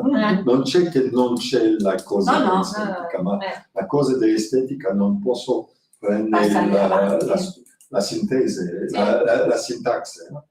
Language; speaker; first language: Italian; non-native, learner; French